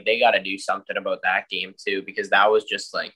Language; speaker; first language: English; native; English